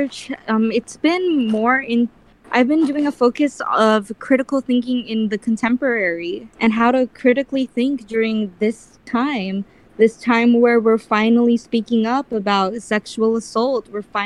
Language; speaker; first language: English; early bilingual, other home language; Filipino